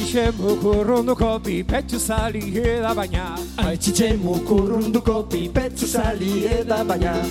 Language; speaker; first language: Spanish; non-native, local second language; Basque